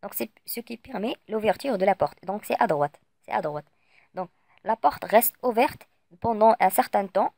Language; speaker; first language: French; non-native, local second language; Arabic